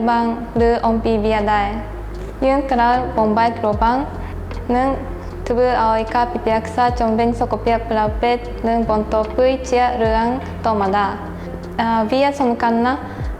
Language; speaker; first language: Khmer; non-native, fluent; Japanese